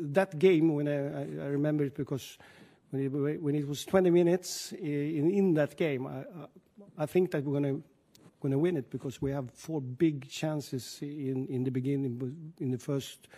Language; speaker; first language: English; non-native, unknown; Swedish